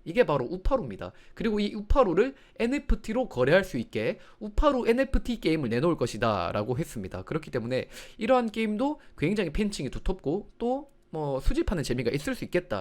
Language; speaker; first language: Korean; native; Korean